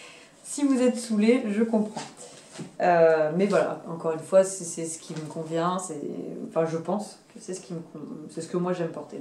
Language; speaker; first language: French; native; French